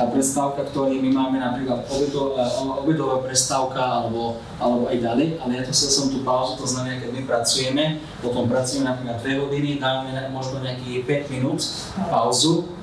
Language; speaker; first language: Slovak; non-native, fluent; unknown